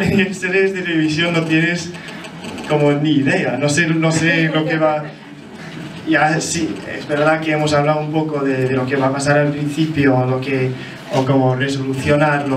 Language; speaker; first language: Spanish; non-native, fluent; English